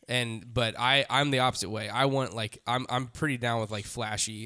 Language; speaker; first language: English; native; English